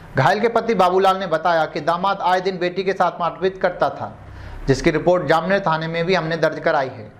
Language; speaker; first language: Hindi; native; Hindi